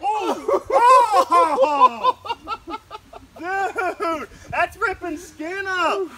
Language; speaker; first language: English; native; English